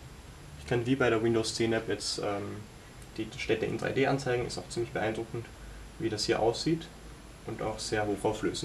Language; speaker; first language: German; native; German